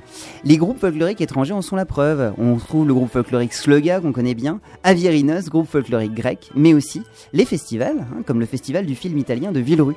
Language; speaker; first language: French; native; French